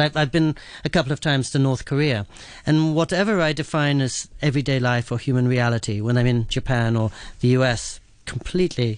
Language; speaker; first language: English; native; English